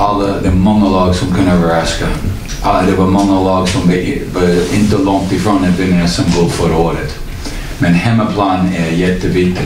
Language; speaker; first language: Swedish; non-native, learner; English